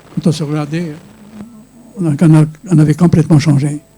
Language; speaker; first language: French; non-native, local second language; Arabic